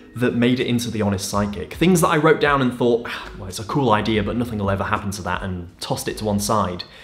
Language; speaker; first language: English; native; English